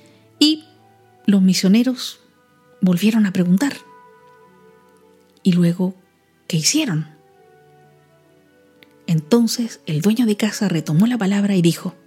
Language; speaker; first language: Spanish; native; Spanish